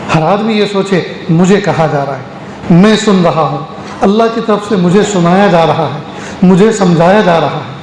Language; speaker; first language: Urdu; native; Urdu